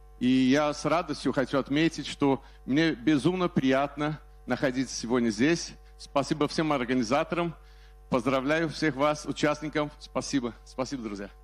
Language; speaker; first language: Russian; early bilingual, heritage; Russian